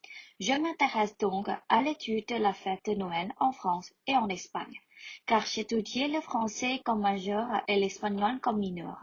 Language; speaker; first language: French; non-native, learner; Thai